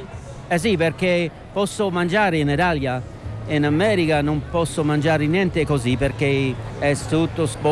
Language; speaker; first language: Italian; non-native, learner; English